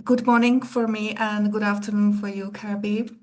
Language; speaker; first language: English; non-native, fluent; Czech